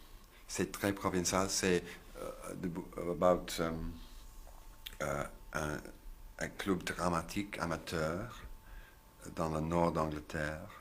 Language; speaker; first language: French; non-native, learner; English